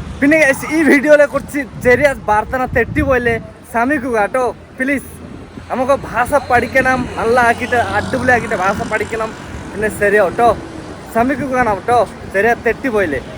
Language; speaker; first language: Malayalam; non-native, learner; Bangla